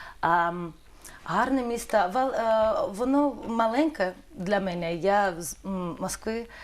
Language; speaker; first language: Ukrainian; non-native, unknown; Russian